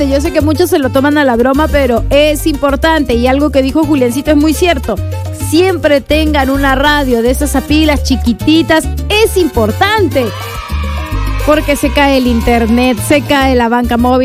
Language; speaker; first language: Spanish; native; Spanish